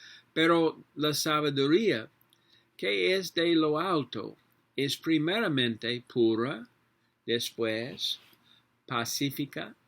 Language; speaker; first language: Spanish; non-native, learner; English